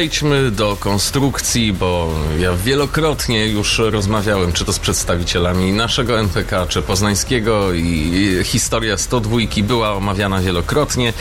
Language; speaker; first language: Polish; native; Polish